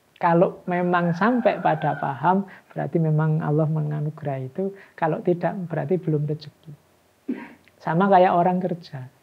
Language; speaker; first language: Indonesian; non-native, local second language; Javanese